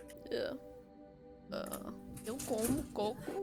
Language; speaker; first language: Portuguese; non-native, learner; English